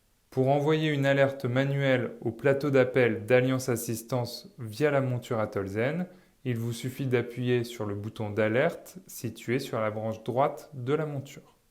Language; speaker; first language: French; native; French